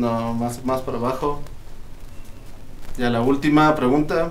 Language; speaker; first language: Spanish; native; Spanish